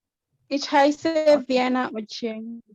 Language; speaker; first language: German; non-native, learner; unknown